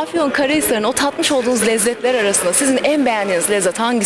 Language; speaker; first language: Turkish; native; Turkish